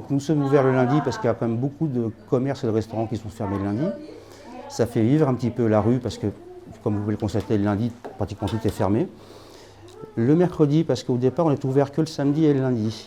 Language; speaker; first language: French; native; French